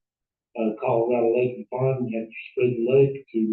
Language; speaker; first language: English; native; English